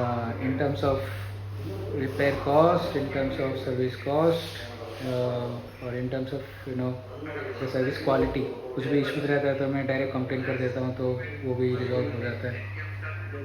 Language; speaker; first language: Hindi; native; Hindi